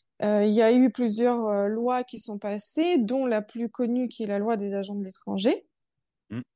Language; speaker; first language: French; early bilingual, other home language; Russian